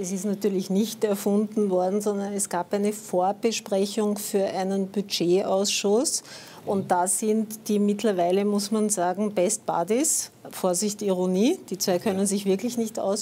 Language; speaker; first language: German; native; German